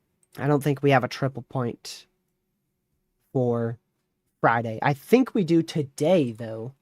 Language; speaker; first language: English; native; English